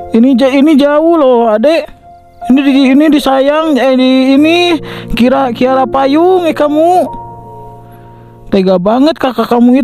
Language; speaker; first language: Indonesian; native; Indonesian